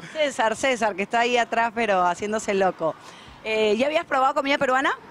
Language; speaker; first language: Spanish; native; Spanish